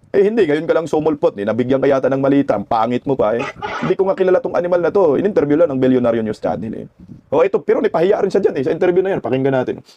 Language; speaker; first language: Filipino; non-native, local second language; Cebuano